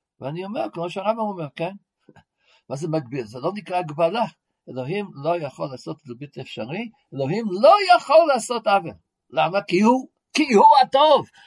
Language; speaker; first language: Hebrew; non-native, fluent; English